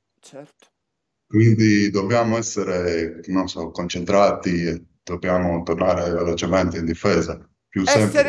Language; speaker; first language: Italian; non-native, fluent; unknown